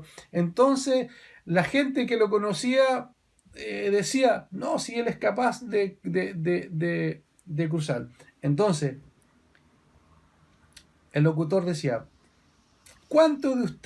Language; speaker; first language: Spanish; native; Spanish